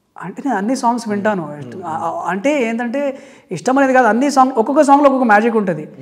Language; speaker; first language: Telugu; non-native, local second language; Urdu